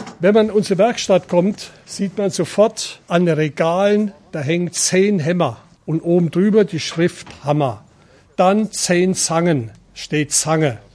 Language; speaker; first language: German; native; German